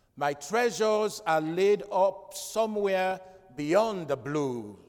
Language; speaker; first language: English; non-native, local second language; Krio